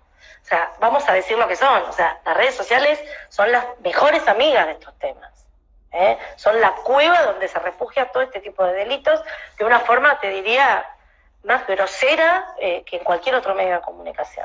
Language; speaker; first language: Spanish; native; Spanish